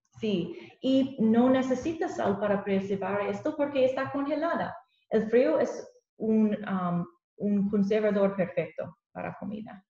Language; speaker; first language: Spanish; non-native, learner; English